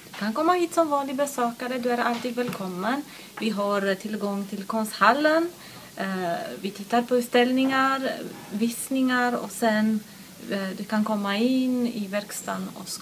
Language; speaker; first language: Swedish; non-native, fluent; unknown